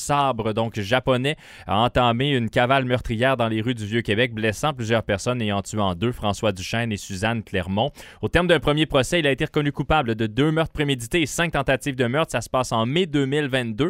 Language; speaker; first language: French; native; French